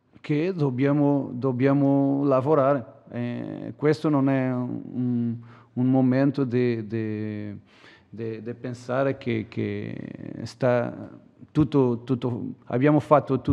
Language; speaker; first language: Italian; non-native, learner; Portuguese